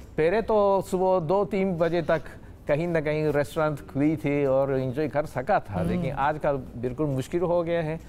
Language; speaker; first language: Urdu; non-native, fluent; Japanese